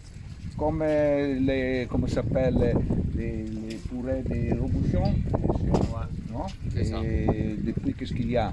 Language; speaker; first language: French; non-native, learner; Italian